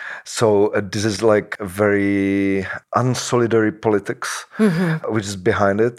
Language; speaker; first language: English; non-native, fluent; Czech